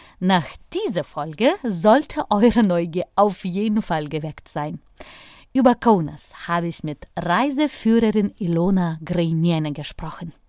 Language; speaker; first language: German; non-native, fluent; Lithuanian